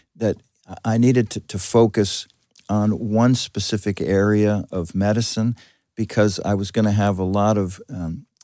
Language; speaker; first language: English; early bilingual, other home language; Greek